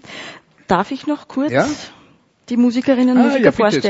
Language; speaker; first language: German; native; German